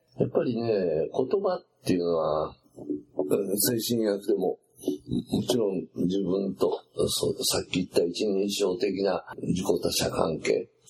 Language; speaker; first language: Japanese; native; Japanese